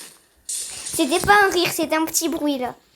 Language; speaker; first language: French; native; French